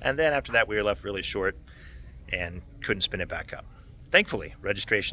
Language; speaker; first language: English; native; English